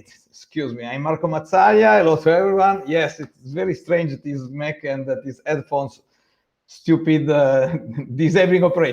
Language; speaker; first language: English; non-native, fluent; Italian